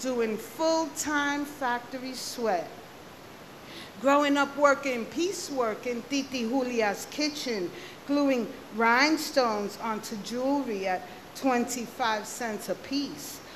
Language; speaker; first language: English; early bilingual, other home language; Spanish